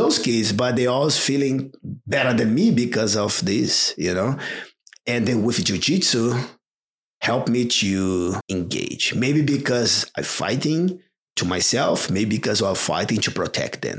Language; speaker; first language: English; non-native, fluent; Portuguese